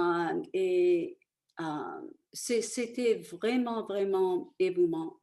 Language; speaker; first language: French; early bilingual, other home language; Italian